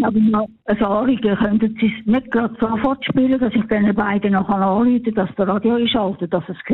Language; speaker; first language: German; native; German